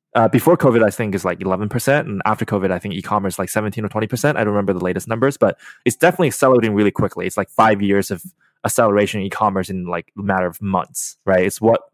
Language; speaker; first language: English; early bilingual, other home language; Chinese